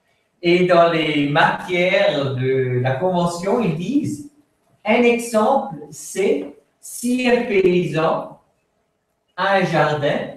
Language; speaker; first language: French; non-native, fluent; Swiss German